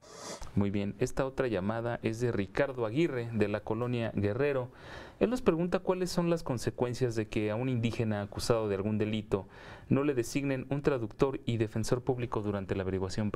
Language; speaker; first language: Spanish; native; Spanish